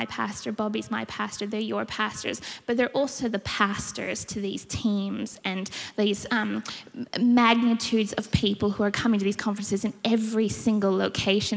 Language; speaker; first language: English; native; English